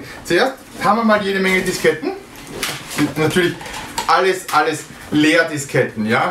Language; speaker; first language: German; native; German